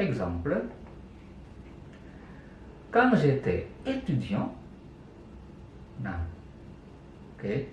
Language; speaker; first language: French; non-native, fluent; Indonesian